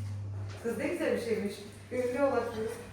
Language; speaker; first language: Turkish; non-native, fluent; Russian